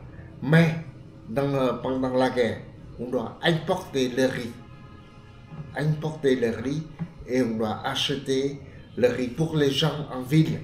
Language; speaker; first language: French; non-native, fluent; Vietnamese